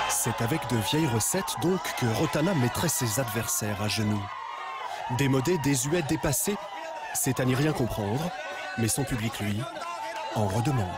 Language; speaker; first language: French; native; French